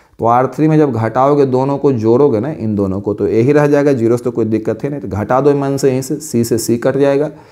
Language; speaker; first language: Hindi; native; Hindi